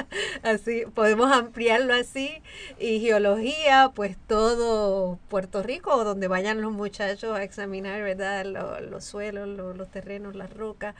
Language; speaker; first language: Spanish; native; Spanish